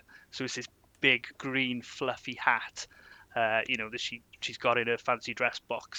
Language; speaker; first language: English; native; English